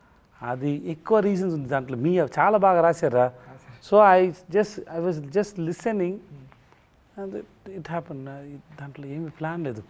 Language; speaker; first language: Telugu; non-native, learner; Tamil